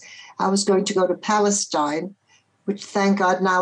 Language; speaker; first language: English; early bilingual, other home language; Polish